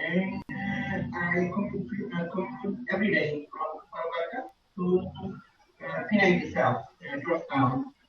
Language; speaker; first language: English; non-native, local second language; Malay